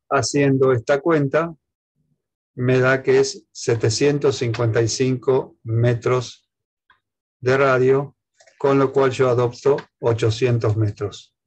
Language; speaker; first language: Spanish; native; Spanish